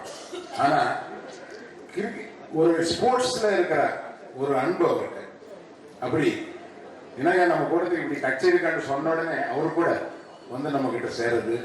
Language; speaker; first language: Tamil; native; Tamil